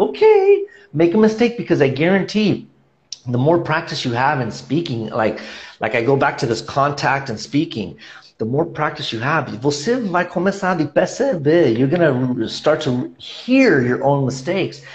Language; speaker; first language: English; native; English